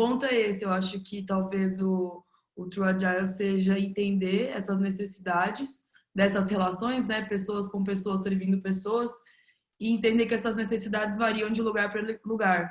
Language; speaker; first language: Portuguese; native; Portuguese